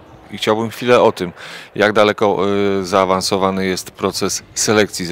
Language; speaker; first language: Polish; native; Polish